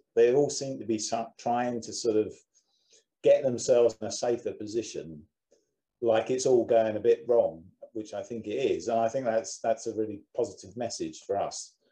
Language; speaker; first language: English; native; English